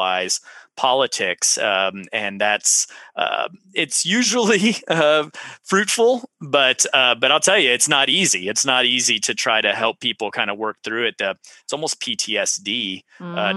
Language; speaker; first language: English; native; English